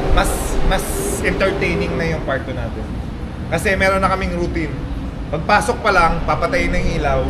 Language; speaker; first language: Filipino; native; Filipino